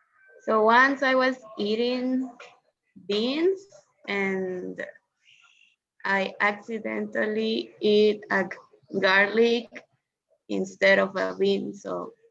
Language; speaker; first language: English; non-native, fluent; Spanish